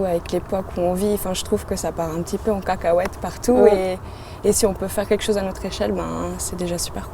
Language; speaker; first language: French; native; French